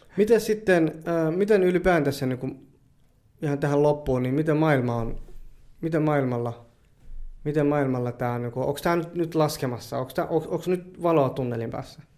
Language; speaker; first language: Finnish; early bilingual, other home language; Somali